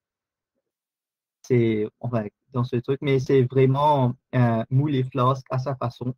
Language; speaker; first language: French; non-native, local second language; Morisyen